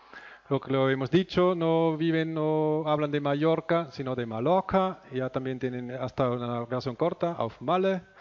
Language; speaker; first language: Spanish; non-native, fluent; German